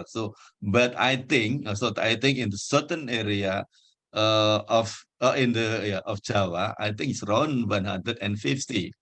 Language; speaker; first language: English; non-native, fluent; Indonesian